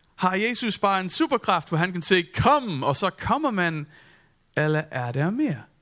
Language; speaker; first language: Danish; non-native, fluent; English